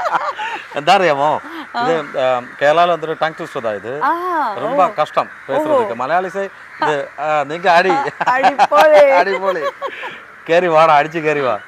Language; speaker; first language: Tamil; non-native, learner; Malayalam